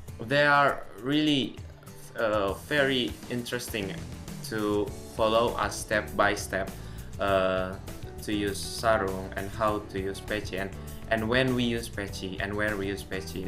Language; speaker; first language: English; non-native, local second language; Indonesian